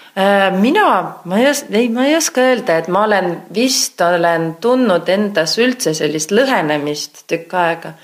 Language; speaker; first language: Estonian; non-native, local second language; Russian